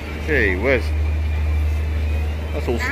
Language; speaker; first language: English; native; English